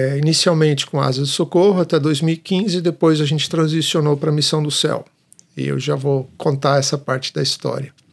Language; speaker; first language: Portuguese; native; Portuguese